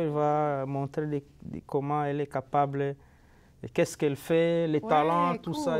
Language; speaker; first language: French; non-native, local second language; Lingala